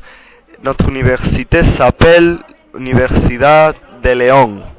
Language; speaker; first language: French; non-native, learner; Spanish